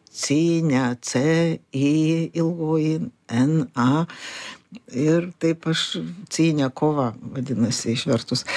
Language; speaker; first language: Lithuanian; native; Lithuanian